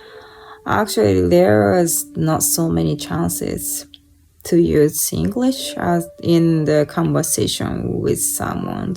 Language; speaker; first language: English; non-native, fluent; Japanese